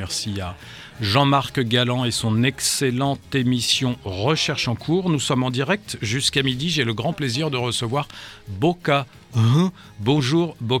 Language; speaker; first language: French; native; French